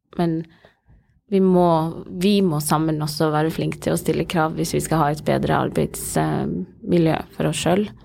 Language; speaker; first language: Norwegian; early bilingual, other home language; Somali